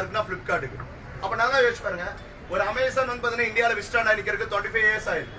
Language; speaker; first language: Tamil; native; Tamil